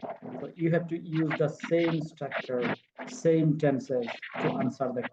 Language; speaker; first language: English; non-native, fluent; Bangla